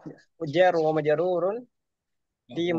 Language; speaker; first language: Arabic; non-native, learner; Indonesian